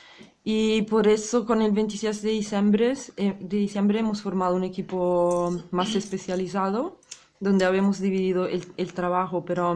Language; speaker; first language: Spanish; non-native, fluent; Italian